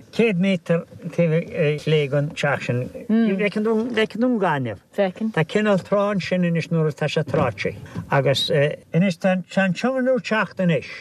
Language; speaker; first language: Irish; native; Irish